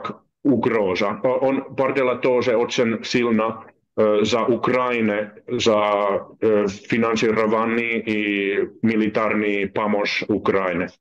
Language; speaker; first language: Russian; non-native, learner; Finnish